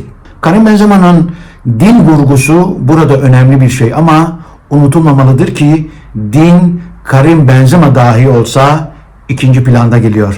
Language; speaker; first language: Turkish; native; Turkish